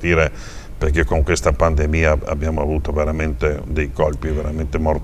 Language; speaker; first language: Italian; native; Italian